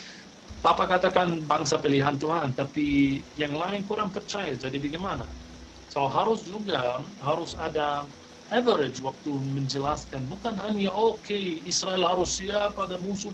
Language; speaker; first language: Indonesian; non-native, fluent; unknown